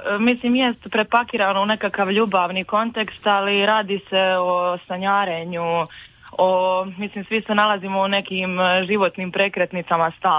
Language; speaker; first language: Croatian; native; Croatian